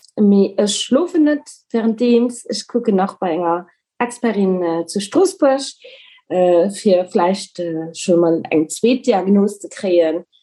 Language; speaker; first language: Luxembourgish; early bilingual, other home language; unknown